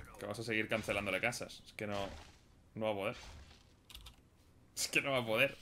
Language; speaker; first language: Spanish; native; Spanish